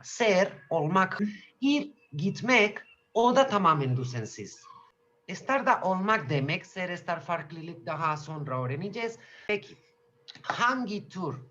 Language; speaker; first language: Turkish; non-native, fluent; Spanish